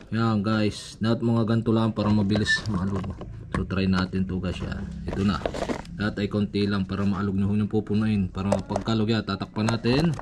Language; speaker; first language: Filipino; native; Filipino